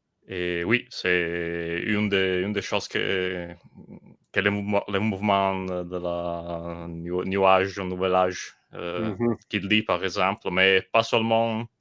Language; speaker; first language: French; non-native, learner; Italian